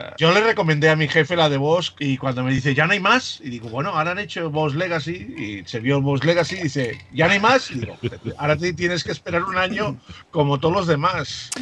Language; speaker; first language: Spanish; native; Spanish